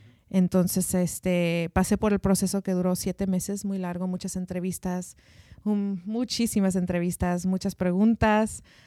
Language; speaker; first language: Spanish; early bilingual, heritage; Spanish